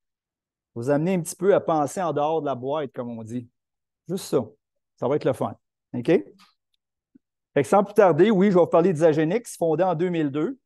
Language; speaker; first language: French; native; French